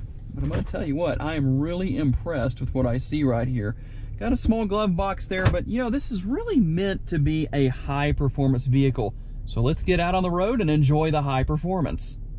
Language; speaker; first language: English; native; English